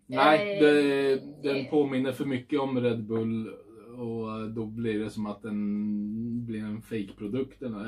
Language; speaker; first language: Swedish; native; Swedish